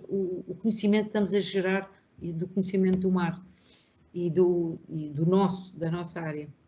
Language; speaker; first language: Portuguese; native; Portuguese